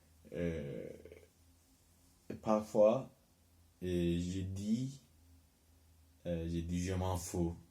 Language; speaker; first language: French; non-native, learner; Turkish